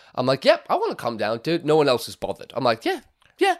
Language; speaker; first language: English; native; English